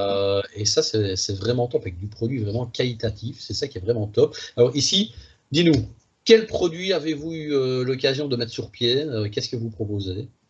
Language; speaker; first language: French; native; French